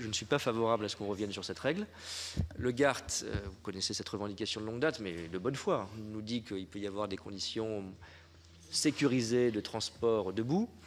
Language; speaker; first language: French; native; French